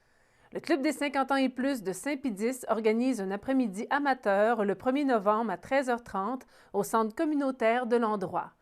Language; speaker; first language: French; native; French